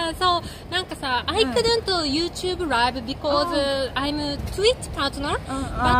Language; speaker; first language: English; non-native, learner; Japanese